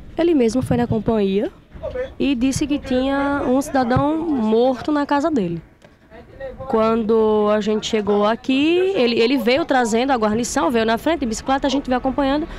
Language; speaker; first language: Portuguese; native; Portuguese